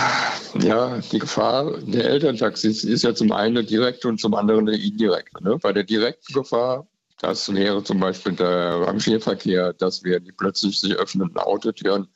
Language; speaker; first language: German; native; German